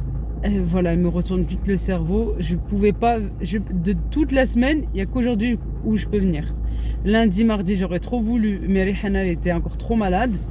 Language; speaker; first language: French; native; French